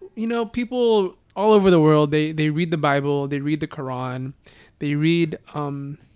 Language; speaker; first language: English; native; English